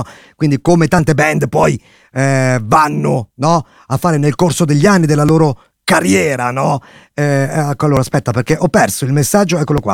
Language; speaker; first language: Italian; native; Italian